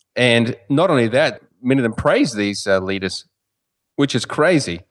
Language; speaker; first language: English; native; English